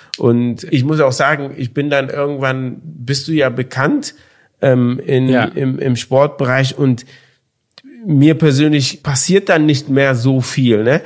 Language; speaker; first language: German; early bilingual, other home language; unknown